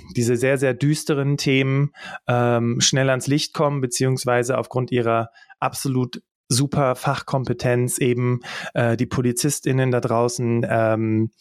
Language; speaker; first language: German; early bilingual, other home language; English